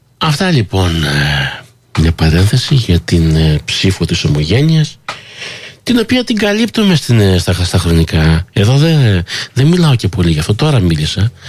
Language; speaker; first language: Greek; early bilingual, heritage; Greek